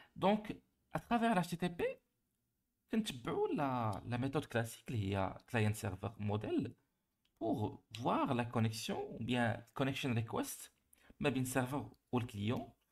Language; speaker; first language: French; non-native, local second language; Arabic